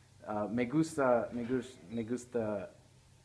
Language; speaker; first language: Spanish; non-native, learner; English